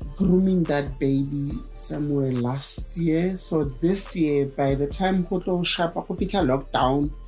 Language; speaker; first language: English; non-native, local second language; Southern Sotho